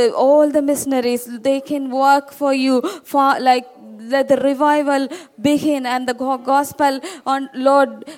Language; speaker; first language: English; non-native, local second language; Tamil